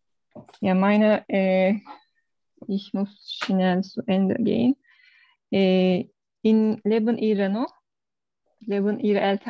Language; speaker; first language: German; non-native, learner; Turkish